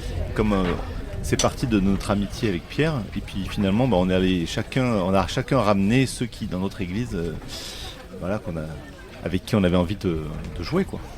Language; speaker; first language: French; native; French